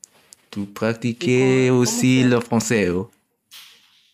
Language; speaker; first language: French; non-native, learner; German